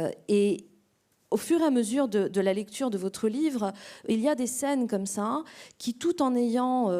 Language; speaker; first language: French; native; French